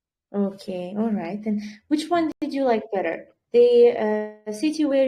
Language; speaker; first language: English; non-native, fluent; Kyrgyz